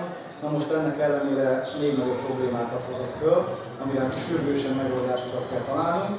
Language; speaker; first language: Hungarian; native; Hungarian